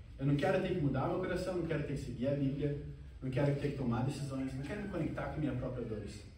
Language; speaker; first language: Portuguese; native; Portuguese